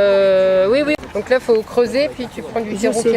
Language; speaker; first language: French; native; French